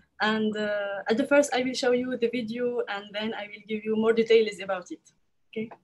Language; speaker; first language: English; non-native, learner; French